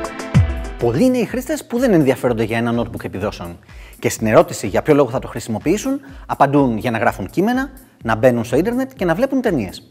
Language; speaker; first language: Greek; native; Greek